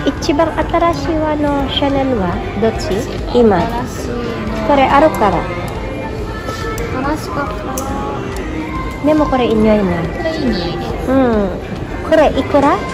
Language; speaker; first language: Japanese; non-native, learner; Filipino